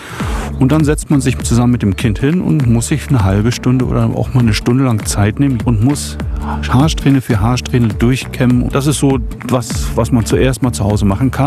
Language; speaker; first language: German; native; German